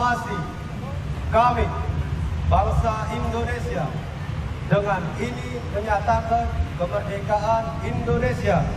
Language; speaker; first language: Indonesian; native; Indonesian